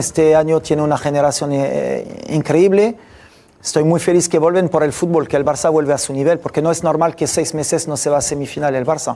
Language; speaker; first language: Spanish; non-native, fluent; French